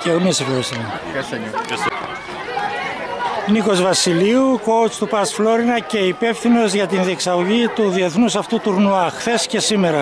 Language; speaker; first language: Greek; native; Greek